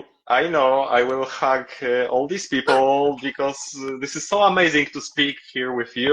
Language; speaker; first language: English; non-native, learner; Polish